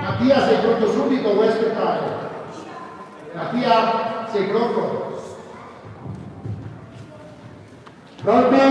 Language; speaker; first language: Italian; native; Italian